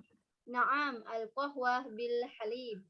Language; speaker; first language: Arabic; non-native, learner; Indonesian